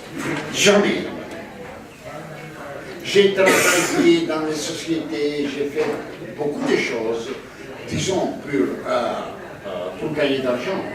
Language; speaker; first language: French; non-native, fluent; Greek